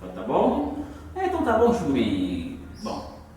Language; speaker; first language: Portuguese; non-native, learner; Haitian Creole